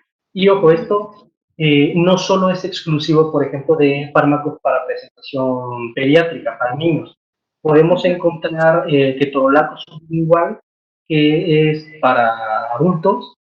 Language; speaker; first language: Spanish; native; Spanish